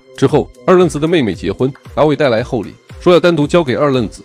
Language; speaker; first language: Chinese; native; Chinese